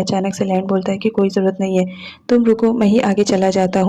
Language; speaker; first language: Hindi; native; Hindi